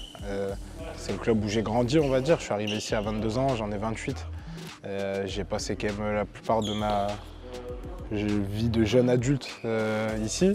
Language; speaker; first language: French; native; French